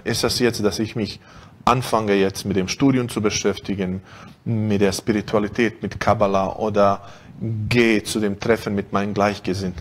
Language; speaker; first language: German; non-native, fluent; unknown